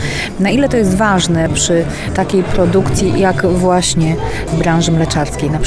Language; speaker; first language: Polish; native; Polish